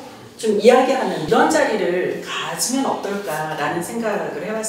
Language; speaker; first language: Korean; native; Korean